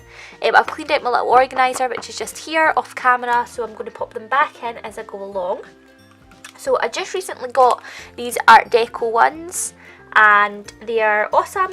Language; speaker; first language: English; native; English